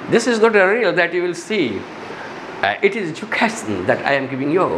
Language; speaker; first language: English; non-native, local second language; Hindi